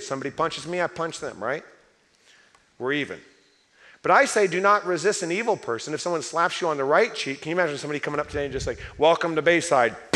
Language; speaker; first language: English; native; English